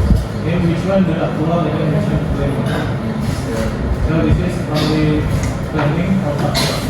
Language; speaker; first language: English; non-native, learner; Indonesian